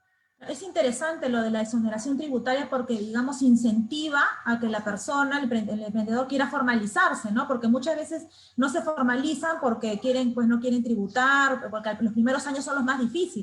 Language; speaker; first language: Spanish; native; Spanish